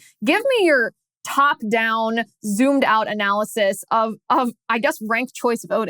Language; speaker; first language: English; native; English